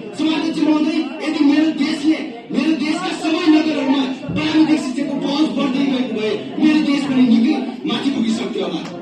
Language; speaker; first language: Nepali; native; Nepali